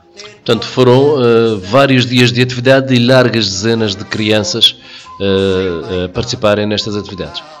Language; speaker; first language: Portuguese; native; Portuguese